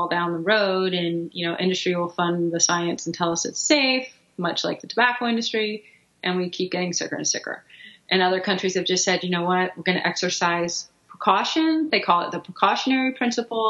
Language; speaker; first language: English; native; English